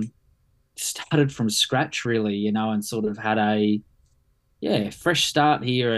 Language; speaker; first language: English; native; English